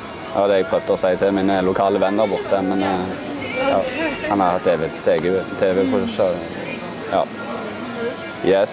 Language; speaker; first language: Norwegian; native; Norwegian